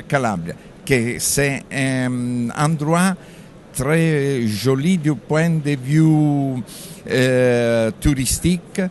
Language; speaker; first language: French; non-native, fluent; Italian